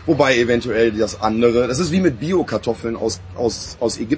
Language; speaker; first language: German; native; German